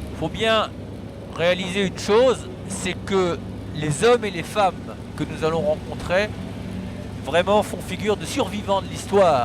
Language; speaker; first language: French; native; French